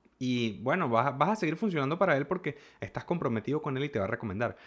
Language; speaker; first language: Spanish; native; Spanish